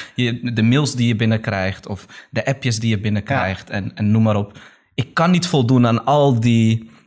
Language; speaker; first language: Dutch; early bilingual, other home language; Arabic